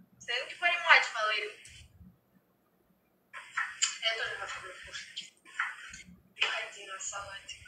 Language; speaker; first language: English; non-native, learner; Russian